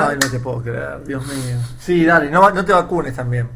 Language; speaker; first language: Spanish; native; Spanish